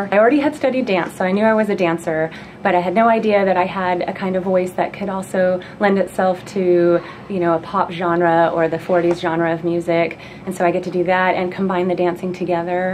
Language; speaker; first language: English; native; English